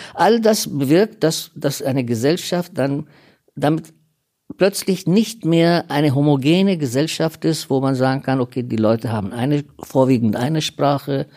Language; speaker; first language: German; non-native, fluent; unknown